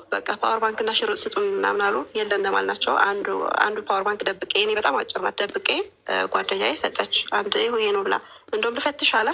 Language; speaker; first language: Amharic; non-native, local second language; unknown